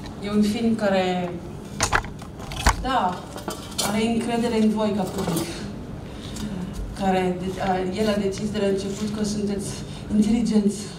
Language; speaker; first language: Romanian; non-native, fluent; French